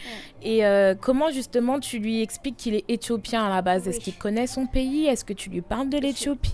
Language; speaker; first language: French; native; French